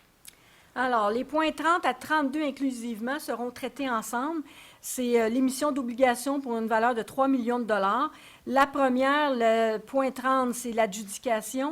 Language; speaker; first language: French; native; French